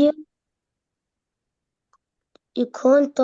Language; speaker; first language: French; non-native, learner; Arabic